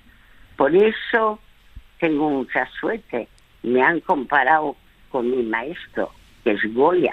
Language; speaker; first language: Spanish; non-native, fluent; French